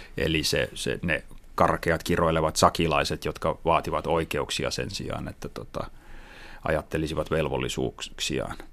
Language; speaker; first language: Finnish; native; Finnish